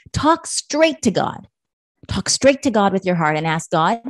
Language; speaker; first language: English; native; English